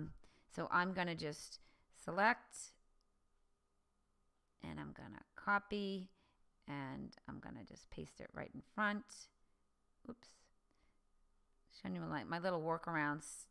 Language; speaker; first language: English; native; English